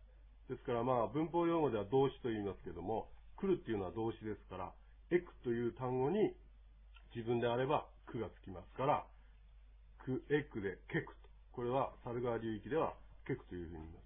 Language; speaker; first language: Japanese; native; Japanese